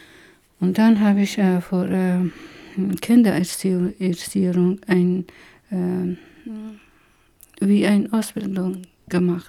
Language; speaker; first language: German; non-native, learner; Persian